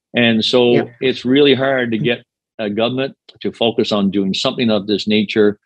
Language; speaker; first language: English; native; English